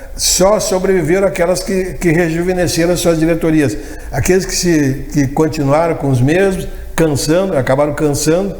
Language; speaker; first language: Portuguese; native; Portuguese